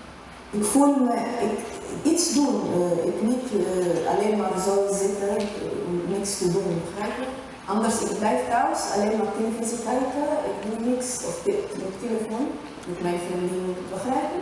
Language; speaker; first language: Dutch; non-native, learner; Arabic